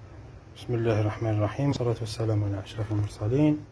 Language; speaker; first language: Arabic; native; Arabic